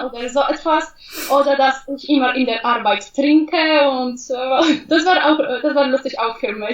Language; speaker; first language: German; non-native, fluent; Polish